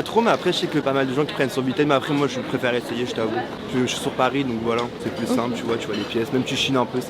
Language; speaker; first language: French; native; French